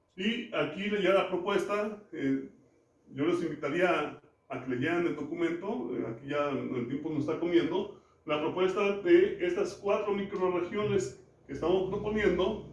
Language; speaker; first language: Spanish; native; Spanish